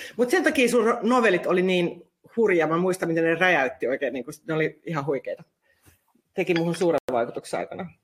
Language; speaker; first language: Finnish; native; Finnish